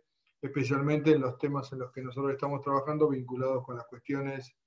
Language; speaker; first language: Spanish; native; Spanish